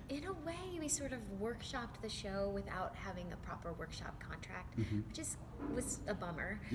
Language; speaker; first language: English; native; English